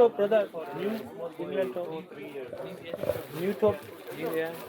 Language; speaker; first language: English; non-native, learner; Turkish